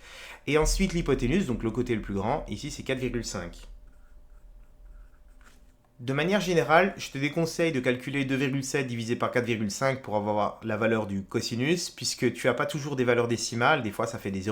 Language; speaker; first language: French; native; French